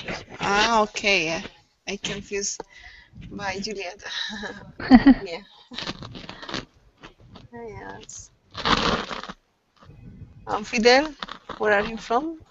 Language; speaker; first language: English; non-native, learner; Spanish